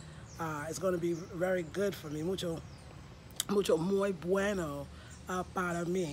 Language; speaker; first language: Spanish; non-native, learner; English